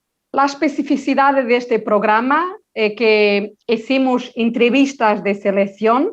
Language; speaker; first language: Spanish; non-native, local second language; Portuguese